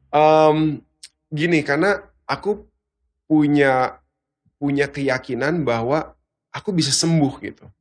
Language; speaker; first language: Indonesian; early bilingual, heritage; Indonesian